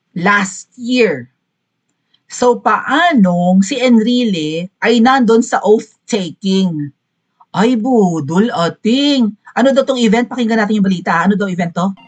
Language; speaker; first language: Filipino; non-native, local second language; Cebuano